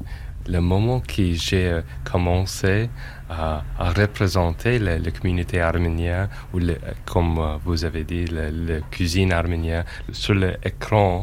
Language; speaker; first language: French; non-native, fluent; English